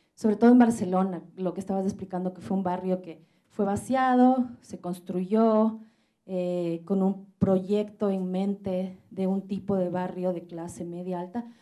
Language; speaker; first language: Spanish; native; Spanish